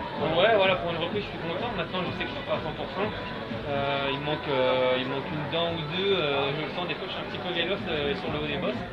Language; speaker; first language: French; native; French